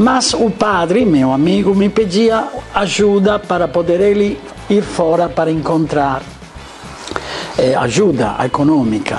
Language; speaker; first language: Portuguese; non-native, fluent; Italian